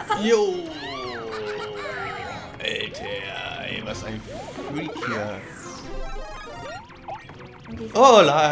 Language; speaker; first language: German; native; German